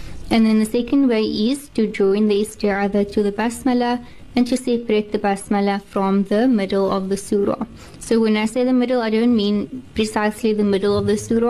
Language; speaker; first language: English; native; English